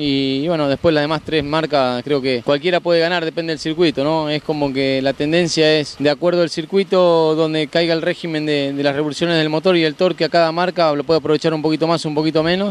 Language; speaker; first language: Spanish; native; Spanish